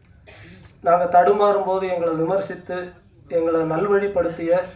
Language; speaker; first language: Tamil; native; Tamil